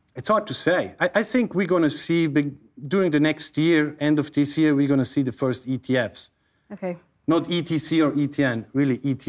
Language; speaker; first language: English; non-native, fluent; German